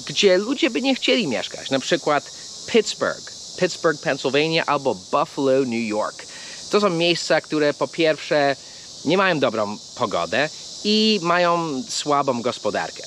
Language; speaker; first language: Polish; non-native, fluent; English